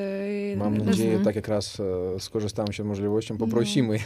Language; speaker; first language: Polish; non-native, fluent; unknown